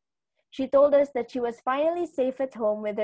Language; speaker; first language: English; non-native, local second language; Cebuano